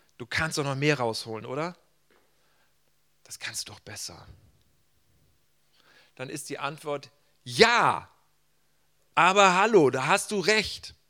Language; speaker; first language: German; native; German